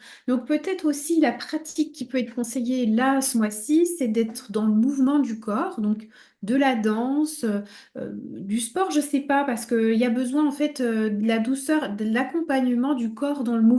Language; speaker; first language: French; native; French